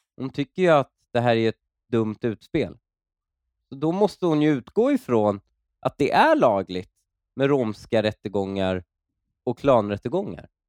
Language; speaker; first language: Swedish; early bilingual, other home language; Persian